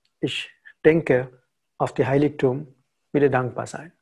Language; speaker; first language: German; non-native, learner; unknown